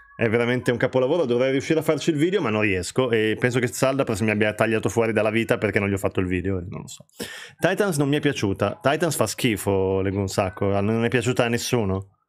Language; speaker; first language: Italian; native; Italian